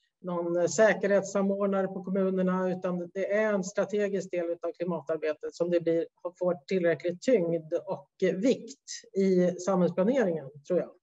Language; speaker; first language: Swedish; native; Swedish